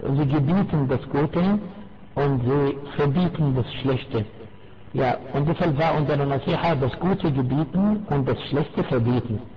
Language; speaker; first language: German; non-native, fluent; Arabic